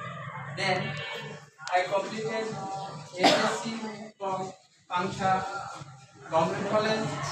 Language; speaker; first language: English; non-native, local second language; Bangla